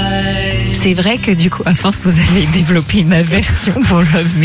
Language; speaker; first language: French; native; French